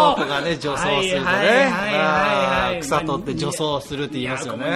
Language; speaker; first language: Japanese; native; Japanese